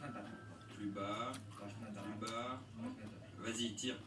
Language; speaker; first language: French; native; French